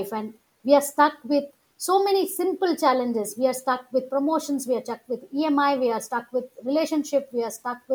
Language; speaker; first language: English; non-native, local second language; Gujarati